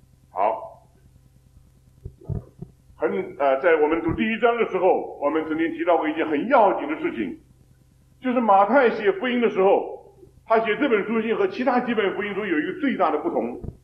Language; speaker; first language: Chinese; native; Chinese